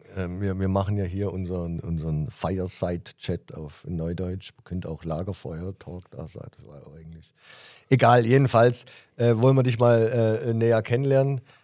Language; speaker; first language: German; native; German